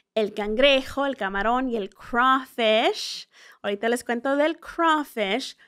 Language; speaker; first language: Spanish; early bilingual, heritage; Spanish